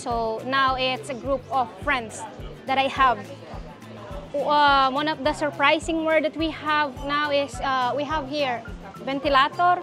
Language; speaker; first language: English; non-native, local second language; Filipino